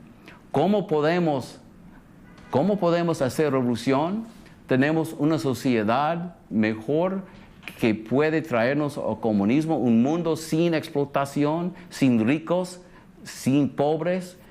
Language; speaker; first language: Spanish; early bilingual, heritage; English